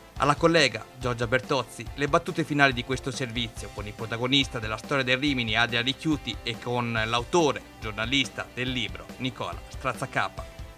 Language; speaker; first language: Italian; native; Italian